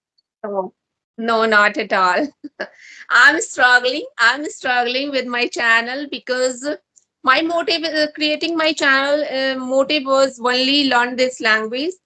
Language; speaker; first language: English; non-native, learner; Hindi